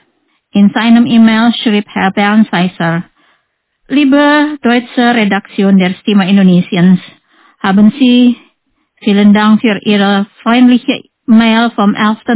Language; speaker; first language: German; non-native, fluent; Indonesian